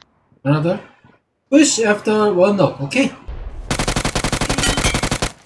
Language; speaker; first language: English; non-native, learner; Korean